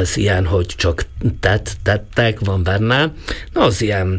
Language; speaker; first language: Hungarian; non-native, local second language; Slovak